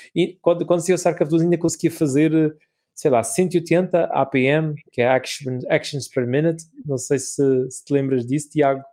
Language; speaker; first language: Portuguese; native; Portuguese